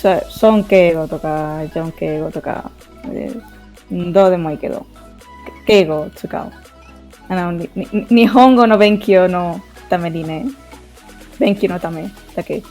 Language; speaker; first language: Japanese; non-native, fluent; English